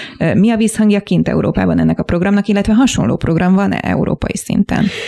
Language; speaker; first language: Hungarian; native; Hungarian